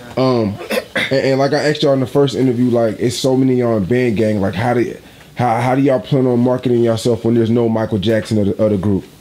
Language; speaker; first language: English; native; English